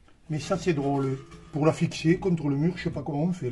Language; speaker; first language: French; native; French